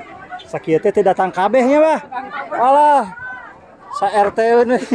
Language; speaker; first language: Indonesian; non-native, local second language; Sundanese